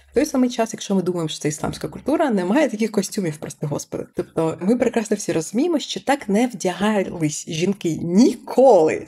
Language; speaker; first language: Ukrainian; early bilingual, other home language; Persian